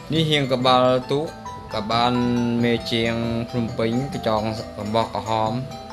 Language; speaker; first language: Khmer; non-native, local second language; Vietnamese